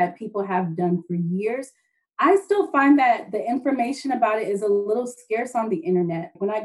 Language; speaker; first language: English; native; English